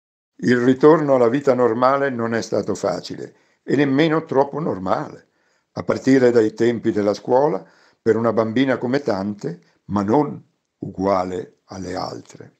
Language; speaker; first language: Italian; native; Italian